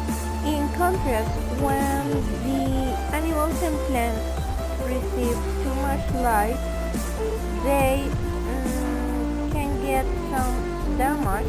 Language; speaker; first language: English; non-native, fluent; Spanish